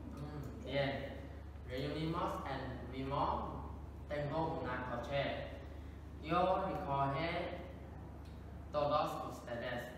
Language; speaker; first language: Spanish; non-native, learner; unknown